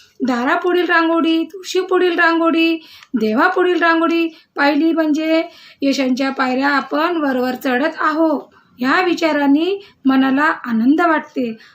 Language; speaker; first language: Marathi; non-native, local second language; Telugu